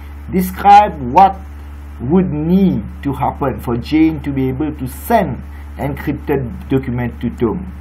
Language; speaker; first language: English; non-native, local second language; Morisyen